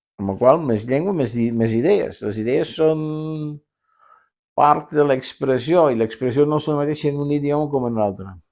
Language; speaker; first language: Catalan; non-native, fluent; Dutch